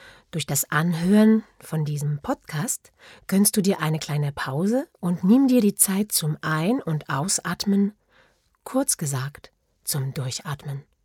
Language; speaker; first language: German; non-native, fluent; French